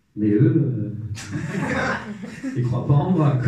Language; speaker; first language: French; non-native, local second language; Arabic